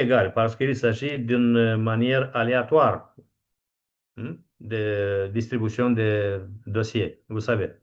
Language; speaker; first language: French; non-native, fluent; Romanian